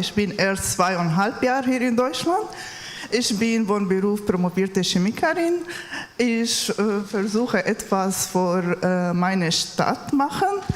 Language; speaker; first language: German; non-native, learner; Kurdish